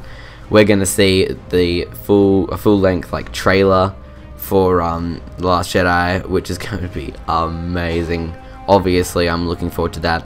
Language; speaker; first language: English; native; English